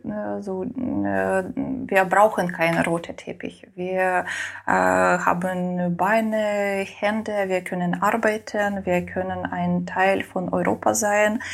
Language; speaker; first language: German; non-native, learner; Ukrainian